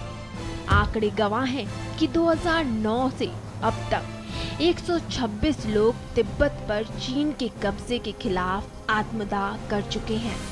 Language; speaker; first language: Hindi; native; Hindi